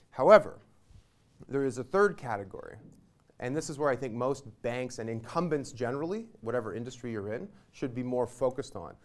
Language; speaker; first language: English; native; English